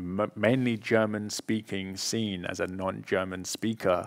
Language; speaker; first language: English; native; English